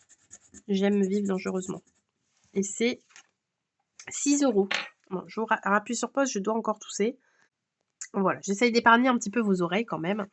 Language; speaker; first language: French; native; French